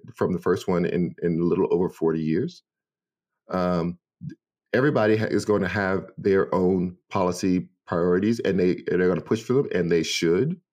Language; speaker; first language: English; native; English